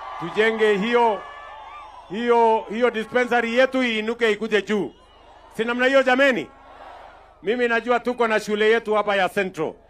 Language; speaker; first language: Swahili; non-native, local second language; Kalenjin